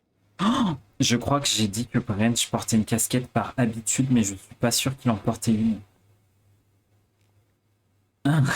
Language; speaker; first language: French; native; French